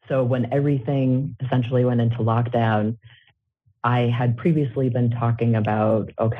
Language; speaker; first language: English; native; English